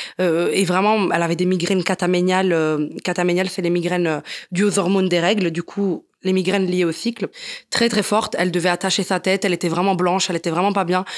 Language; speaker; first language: French; non-native, fluent; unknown